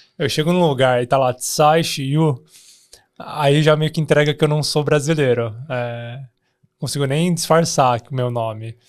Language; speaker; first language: Portuguese; early bilingual, other home language; Chinese